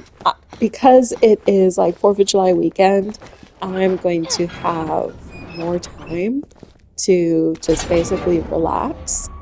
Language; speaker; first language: English; native; English